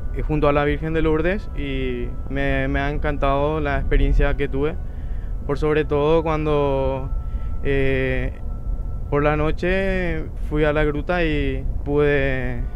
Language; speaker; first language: Spanish; native; Spanish